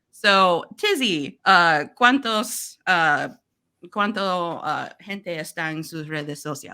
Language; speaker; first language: Spanish; non-native, learner; English